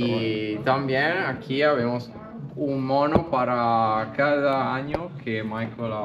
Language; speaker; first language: Spanish; non-native, learner; Italian